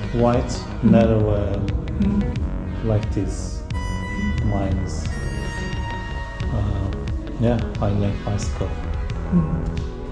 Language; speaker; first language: English; non-native, learner; Turkish